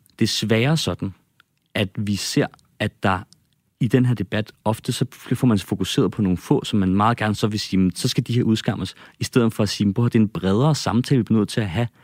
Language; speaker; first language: Danish; native; Danish